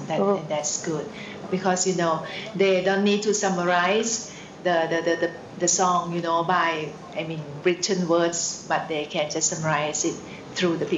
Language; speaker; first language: English; non-native, fluent; Thai